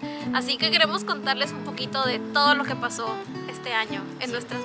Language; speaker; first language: Spanish; native; Spanish